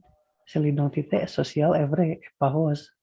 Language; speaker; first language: French; non-native, learner; Indonesian